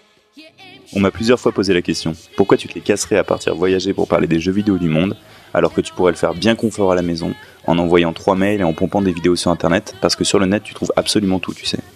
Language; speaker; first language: French; native; French